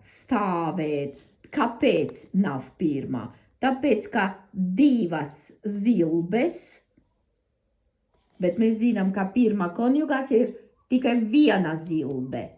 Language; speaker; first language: Latvian; non-native, learner; Russian